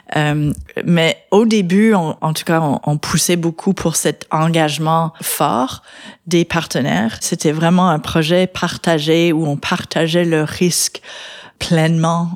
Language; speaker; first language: French; native; French